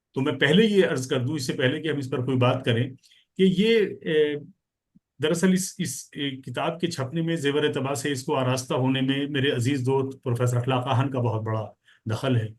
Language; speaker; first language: Urdu; native; Urdu